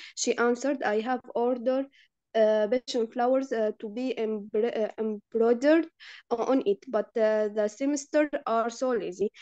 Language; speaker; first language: English; non-native, learner; Arabic